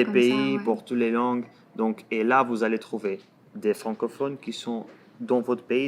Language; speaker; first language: French; non-native, fluent; Portuguese